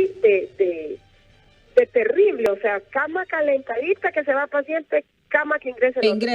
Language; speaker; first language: Spanish; native; Spanish